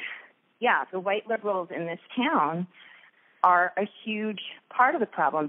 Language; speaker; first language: English; native; English